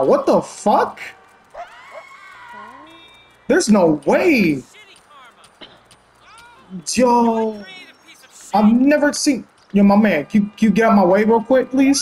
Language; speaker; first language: English; native; English